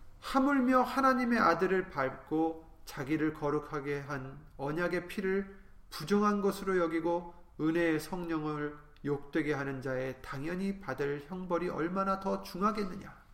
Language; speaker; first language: Korean; native; Korean